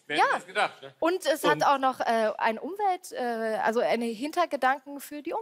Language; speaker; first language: German; native; German